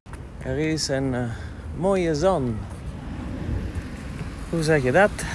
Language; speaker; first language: Dutch; non-native, fluent; Italian